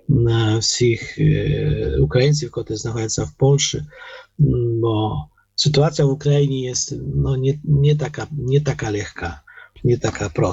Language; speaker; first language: Polish; non-native, learner; Ukrainian